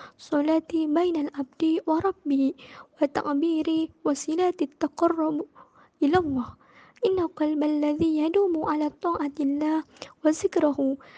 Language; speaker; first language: Arabic; non-native, learner; Malay